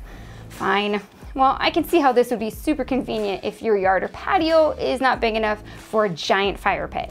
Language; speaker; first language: English; native; English